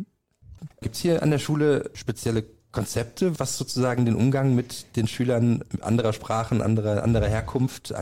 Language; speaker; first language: German; native; German